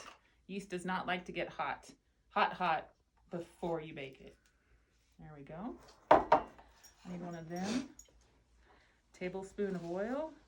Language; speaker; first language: English; native; English